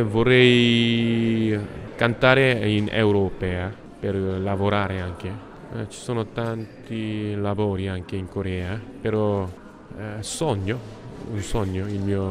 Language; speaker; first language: Italian; non-native, learner; Korean